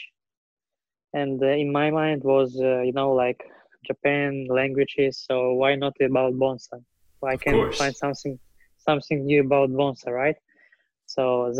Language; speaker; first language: English; non-native, learner; Russian